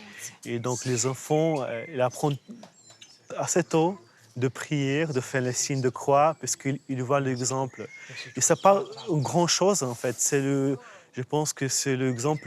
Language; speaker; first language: French; non-native, fluent; Ukrainian